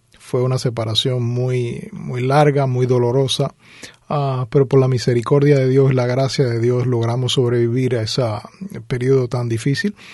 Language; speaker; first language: Spanish; native; Spanish